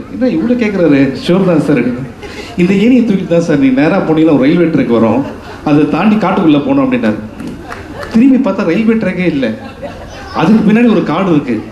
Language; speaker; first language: Tamil; native; Tamil